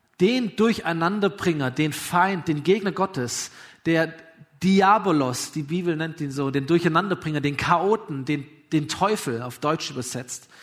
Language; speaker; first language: German; native; German